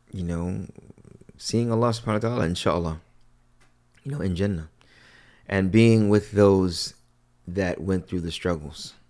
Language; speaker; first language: English; early bilingual, other home language; Akan